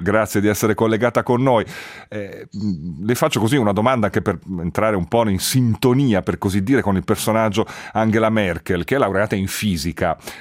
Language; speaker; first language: Italian; native; Italian